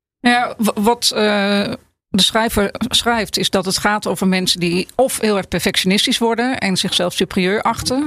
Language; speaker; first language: Dutch; native; Dutch